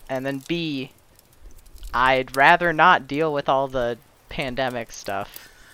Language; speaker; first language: English; native; English